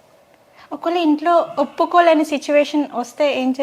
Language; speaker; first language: Telugu; native; Telugu